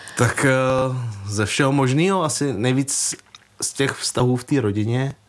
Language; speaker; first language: Czech; early bilingual, other home language; Vietnamese